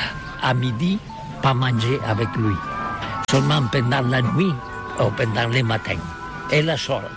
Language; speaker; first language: French; non-native, learner; Catalan